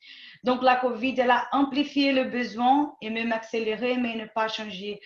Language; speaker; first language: French; non-native, fluent; Portuguese